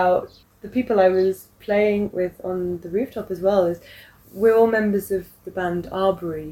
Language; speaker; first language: English; native; English